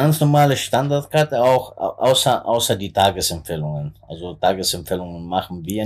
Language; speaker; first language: German; non-native, fluent; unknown